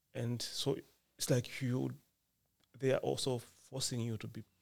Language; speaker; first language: English; non-native, local second language; Nyanja